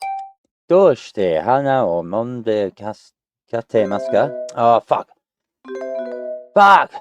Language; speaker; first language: Japanese; non-native, learner; English